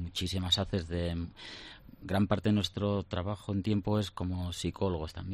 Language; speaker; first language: Spanish; native; Spanish